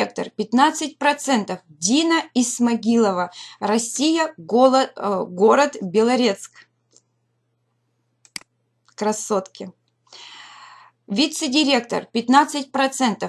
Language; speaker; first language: Russian; native; Russian